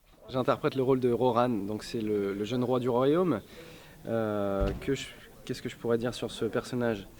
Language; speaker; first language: French; native; French